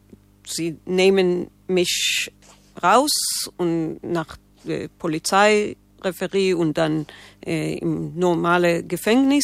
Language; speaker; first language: German; non-native, learner; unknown